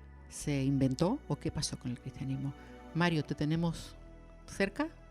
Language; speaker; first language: Spanish; native; Spanish